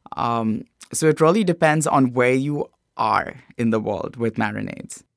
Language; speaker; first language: English; non-native, local second language; Hindi